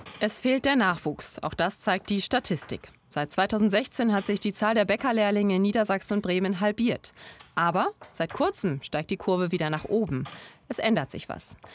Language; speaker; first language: German; native; German